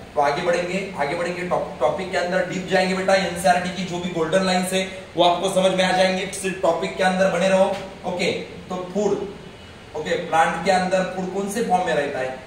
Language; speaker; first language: Hindi; non-native, local second language; Marathi